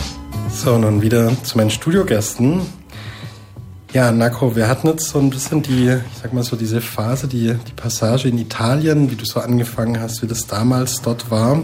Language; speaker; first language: German; native; German